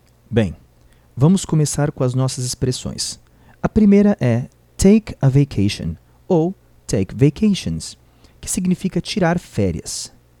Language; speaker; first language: Portuguese; native; Portuguese